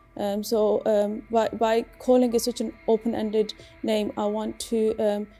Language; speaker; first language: English; native; English